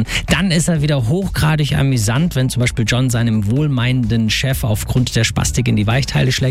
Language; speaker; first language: German; native; German